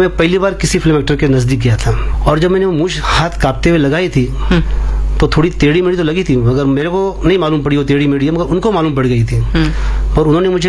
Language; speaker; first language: Hindi; non-native, local second language; Marathi